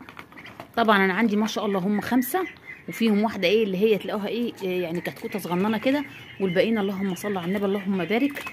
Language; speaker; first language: Arabic; native; Arabic